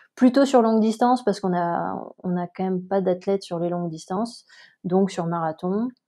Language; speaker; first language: French; native; French